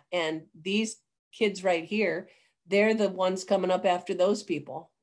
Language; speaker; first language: English; native; English